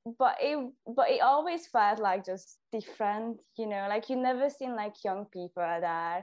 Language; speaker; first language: English; non-native, fluent; Hungarian